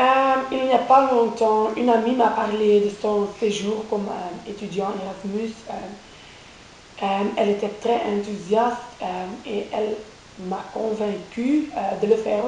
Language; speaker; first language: French; non-native, local second language; Dutch